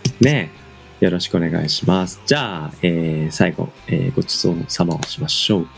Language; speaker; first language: Japanese; native; Japanese